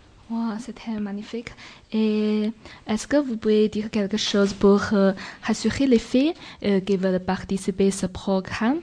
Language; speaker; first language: French; non-native, learner; Chinese